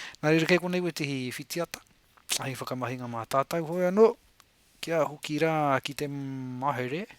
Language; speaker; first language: Māori; native; Māori